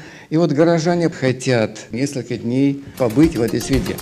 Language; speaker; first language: Russian; native; Russian